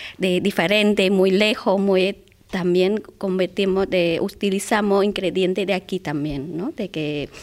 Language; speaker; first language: Spanish; non-native, learner; Khmer